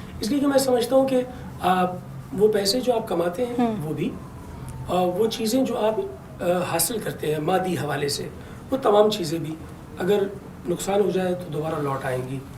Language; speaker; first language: Urdu; non-native, local second language; Punjabi